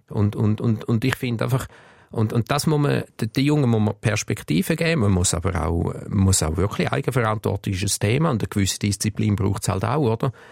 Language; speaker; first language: German; early bilingual, other home language; Turkish